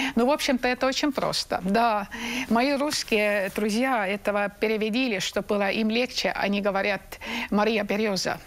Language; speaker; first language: Russian; non-native, learner; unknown